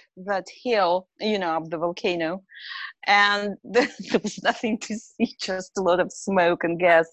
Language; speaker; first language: English; non-native, fluent; Russian